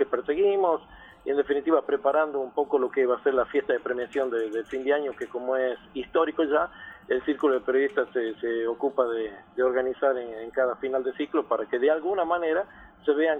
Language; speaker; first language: Spanish; native; Spanish